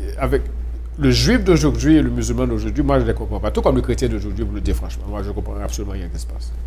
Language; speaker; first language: French; non-native, local second language; Haitian Creole